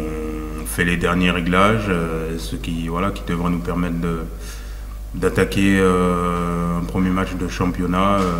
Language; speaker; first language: French; native; French